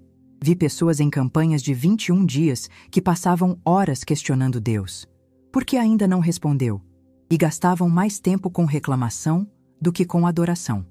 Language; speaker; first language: Portuguese; native; Portuguese